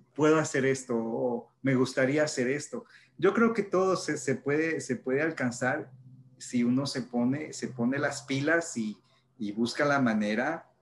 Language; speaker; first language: Spanish; early bilingual, heritage; Spanish